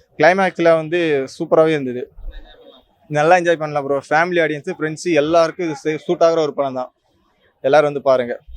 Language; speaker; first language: Tamil; native; Tamil